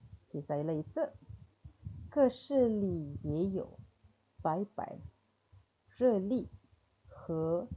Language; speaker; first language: Chinese; non-native, fluent; Malay